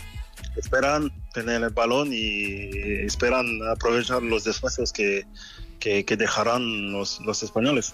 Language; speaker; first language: Spanish; non-native, fluent; French